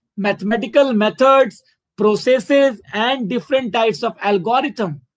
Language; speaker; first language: English; non-native, local second language; Hindi